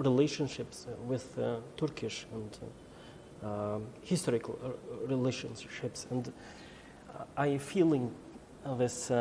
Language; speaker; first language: English; non-native, learner; Albanian